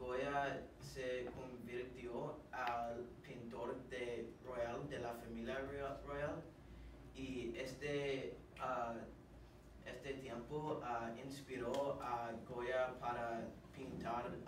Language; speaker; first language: Spanish; non-native, learner; English